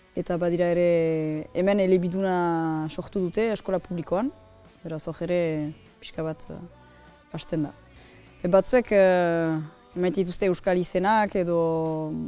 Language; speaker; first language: Basque; native; Basque